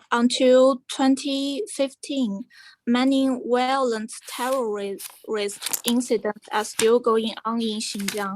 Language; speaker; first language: English; non-native, fluent; Chinese